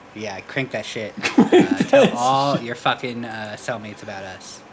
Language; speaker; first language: English; native; English